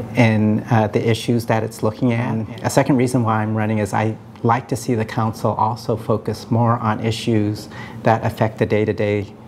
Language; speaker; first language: English; native; English